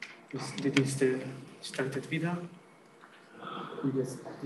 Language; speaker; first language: German; non-native, learner; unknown